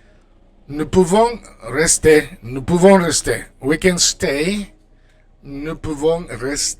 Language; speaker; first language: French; non-native, fluent; Spanish